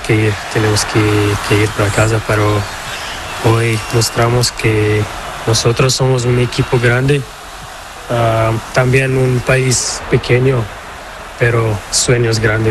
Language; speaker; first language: Spanish; non-native, learner; Portuguese